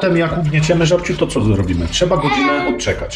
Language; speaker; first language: Polish; native; Polish